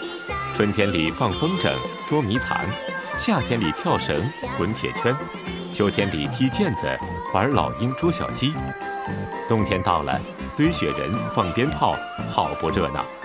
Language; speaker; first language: Chinese; native; Chinese